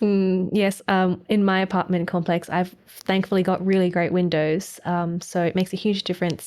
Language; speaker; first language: English; native; English